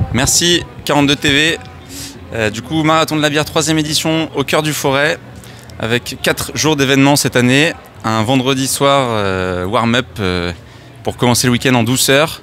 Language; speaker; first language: French; native; French